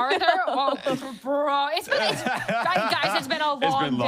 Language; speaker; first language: English; native; English